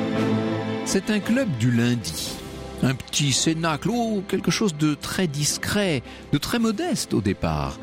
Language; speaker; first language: French; native; French